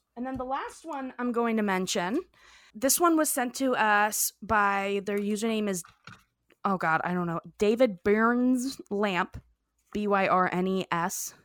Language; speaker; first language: English; native; English